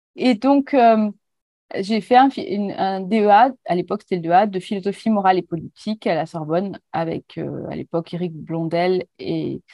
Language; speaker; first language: French; native; French